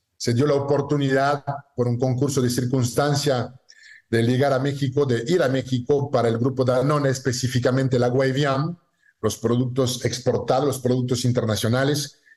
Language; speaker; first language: Spanish; non-native, fluent; French